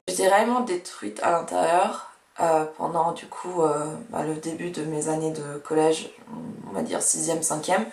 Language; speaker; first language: French; early bilingual, other home language; Russian